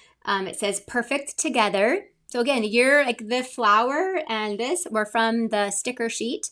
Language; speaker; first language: English; native; English